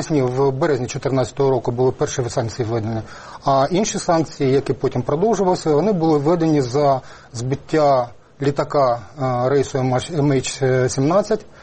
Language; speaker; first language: Ukrainian; native; Ukrainian